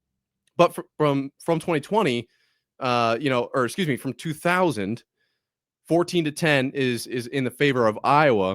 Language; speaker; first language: English; native; English